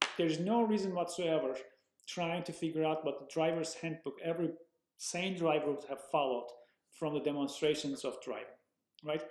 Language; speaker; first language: English; non-native, fluent; Turkish